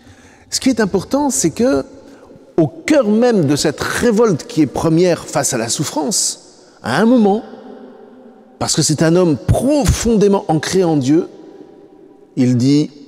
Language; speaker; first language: French; native; French